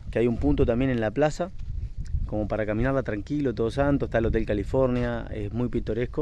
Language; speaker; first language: Spanish; native; Spanish